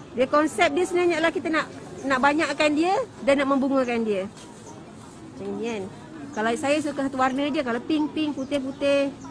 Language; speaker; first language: Malay; native; Malay